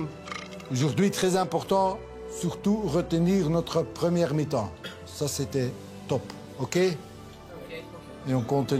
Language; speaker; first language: French; non-native, local second language; Dutch